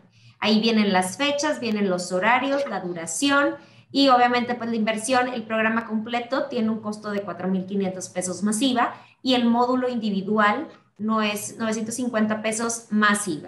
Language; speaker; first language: Spanish; native; Spanish